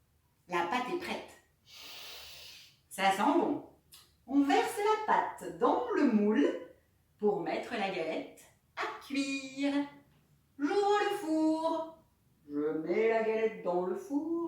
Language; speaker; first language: French; native; French